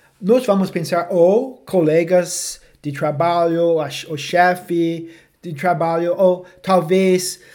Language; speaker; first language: Portuguese; non-native, fluent; English